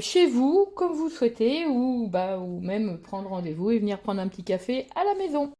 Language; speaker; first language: French; native; French